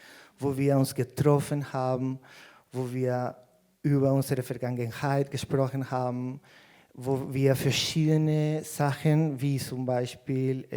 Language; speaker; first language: German; non-native, fluent; Spanish